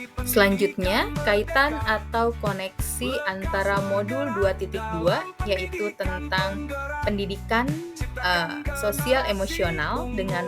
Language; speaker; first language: Indonesian; native; Indonesian